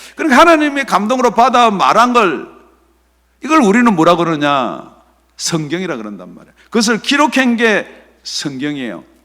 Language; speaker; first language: Korean; native; Korean